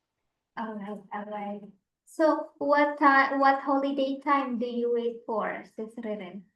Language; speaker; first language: English; non-native, fluent; Indonesian